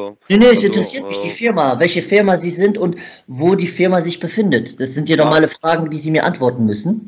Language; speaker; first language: German; native; German